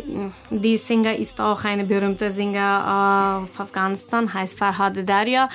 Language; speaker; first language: German; non-native, fluent; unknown